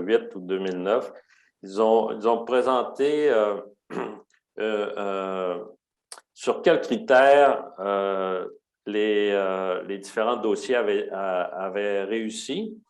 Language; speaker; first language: French; native; French